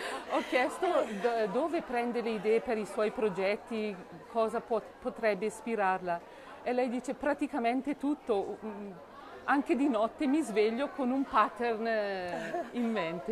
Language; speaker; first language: Italian; native; Italian